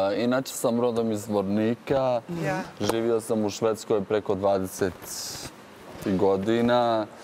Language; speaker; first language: Bosnian; early bilingual, heritage; Bosnian